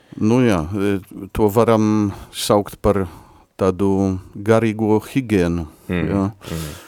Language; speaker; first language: Latvian; non-native, fluent; Polish